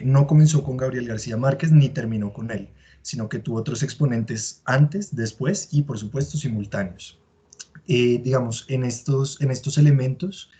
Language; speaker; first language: Spanish; native; Spanish